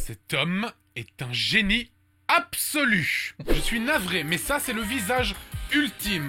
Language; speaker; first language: French; native; French